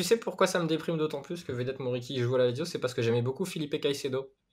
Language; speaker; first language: French; native; French